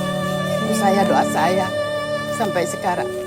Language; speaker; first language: Indonesian; non-native, local second language; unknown